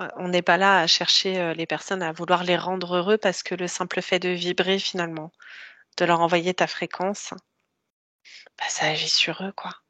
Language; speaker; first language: French; native; French